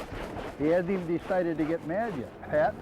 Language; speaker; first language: English; native; English